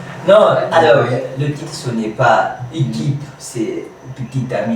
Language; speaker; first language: French; non-native, learner; Kamba